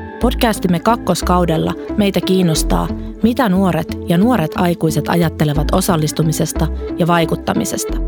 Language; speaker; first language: Finnish; non-native, learner; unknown